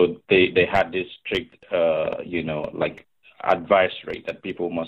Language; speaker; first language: English; non-native, local second language; Igbo